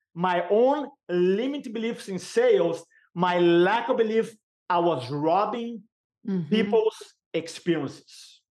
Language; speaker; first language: English; non-native, fluent; Portuguese